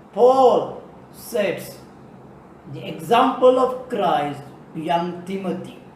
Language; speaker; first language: English; non-native, local second language; Tamil